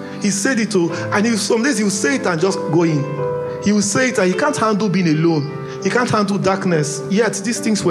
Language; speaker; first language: English; non-native, local second language; Igbo